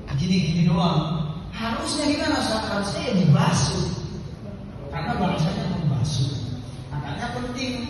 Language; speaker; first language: Indonesian; non-native, local second language; Madurese